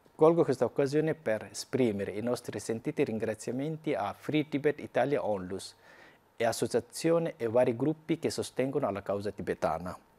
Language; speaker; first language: Italian; non-native, fluent; Tibetan